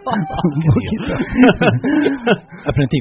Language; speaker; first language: Spanish; non-native, learner; English